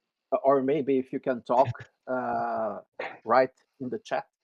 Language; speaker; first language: English; non-native, fluent; Portuguese